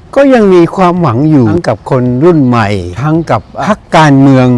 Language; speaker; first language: Thai; native; Thai